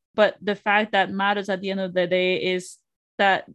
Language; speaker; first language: English; non-native, fluent; Spanish